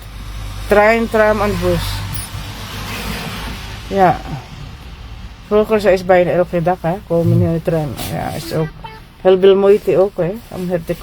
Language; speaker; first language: Dutch; non-native, learner; Filipino